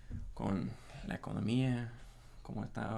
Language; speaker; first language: Spanish; non-native, fluent; English